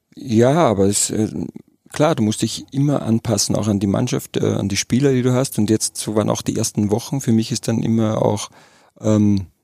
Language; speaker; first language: German; native; German